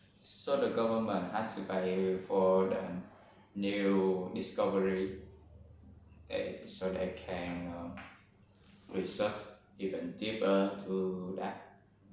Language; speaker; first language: English; non-native, learner; Vietnamese